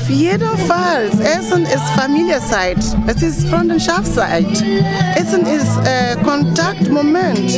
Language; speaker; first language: German; non-native, fluent; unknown